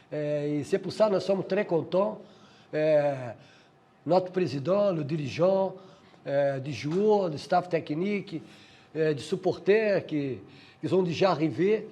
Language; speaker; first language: French; non-native, fluent; Portuguese